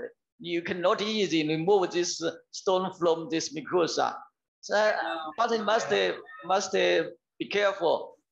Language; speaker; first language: English; non-native, learner; Chinese